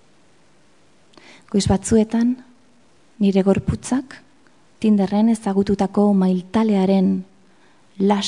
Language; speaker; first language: English; non-native, fluent; Spanish